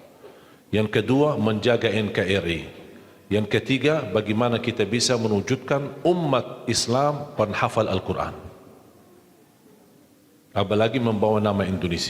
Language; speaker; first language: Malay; non-native, fluent; Arabic